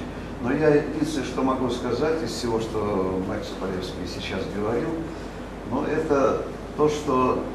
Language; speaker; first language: Russian; native; Russian